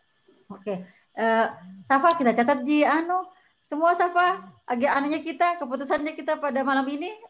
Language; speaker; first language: Indonesian; native; Indonesian